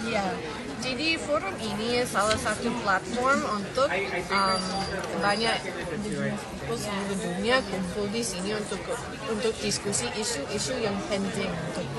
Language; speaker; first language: Indonesian; non-native, learner; English